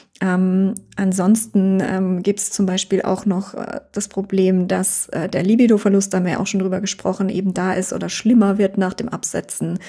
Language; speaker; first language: German; native; German